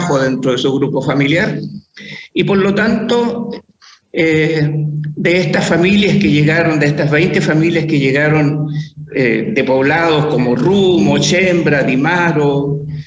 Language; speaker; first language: Spanish; native; Spanish